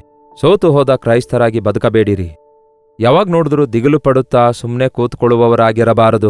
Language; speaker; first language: Kannada; native; Kannada